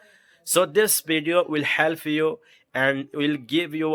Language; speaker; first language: English; non-native, learner; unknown